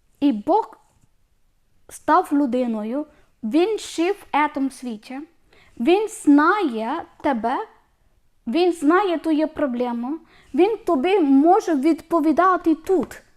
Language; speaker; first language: Ukrainian; non-native, learner; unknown